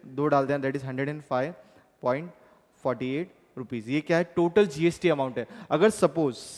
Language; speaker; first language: Hindi; native; Hindi